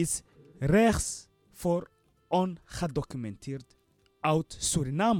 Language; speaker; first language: Dutch; non-native, learner; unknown